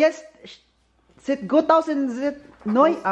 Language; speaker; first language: German; non-native, learner; Filipino